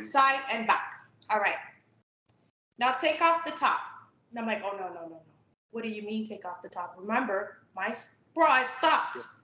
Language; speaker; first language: English; native; English